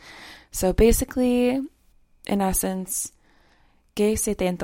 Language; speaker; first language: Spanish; non-native, fluent; English